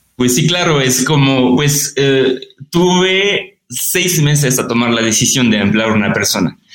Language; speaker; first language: Spanish; non-native, fluent; French